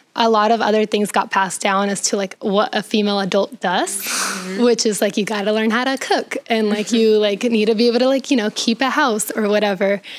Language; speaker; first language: English; early bilingual, other home language; Spanish